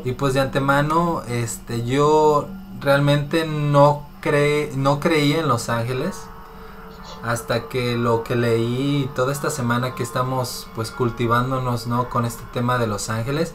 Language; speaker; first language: Spanish; native; Spanish